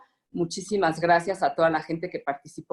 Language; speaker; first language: Spanish; native; Spanish